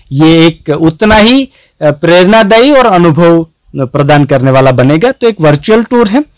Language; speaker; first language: Hindi; non-native, local second language; Gujarati